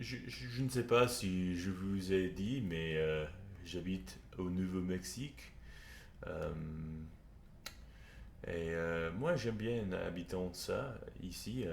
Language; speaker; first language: French; non-native, learner; English